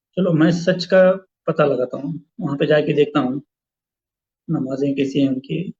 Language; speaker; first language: Urdu; native; Urdu